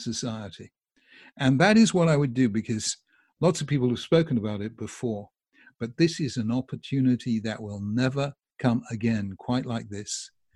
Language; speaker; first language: English; native; English